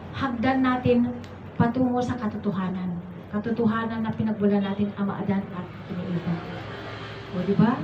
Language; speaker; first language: Filipino; non-native, local second language; Iloko